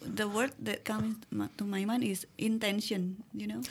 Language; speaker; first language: English; non-native, learner; Indonesian